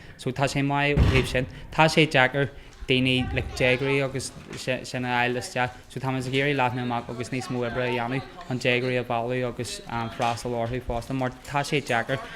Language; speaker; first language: Irish; non-native, local second language; English